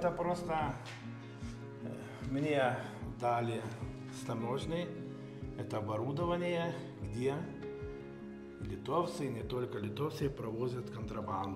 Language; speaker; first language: Russian; non-native, local second language; Lithuanian